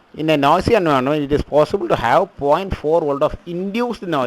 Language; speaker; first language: English; non-native, local second language; Malayalam